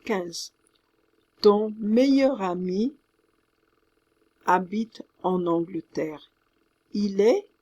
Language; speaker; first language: French; non-native, fluent; English